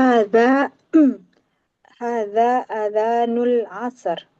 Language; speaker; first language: Arabic; non-native, learner; Indonesian